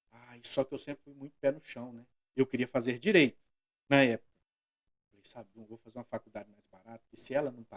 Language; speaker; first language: Portuguese; native; Portuguese